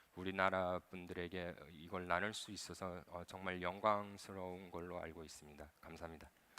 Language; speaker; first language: Korean; early bilingual, other home language; English